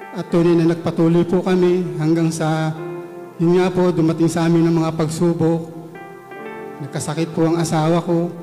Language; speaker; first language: Filipino; native; Filipino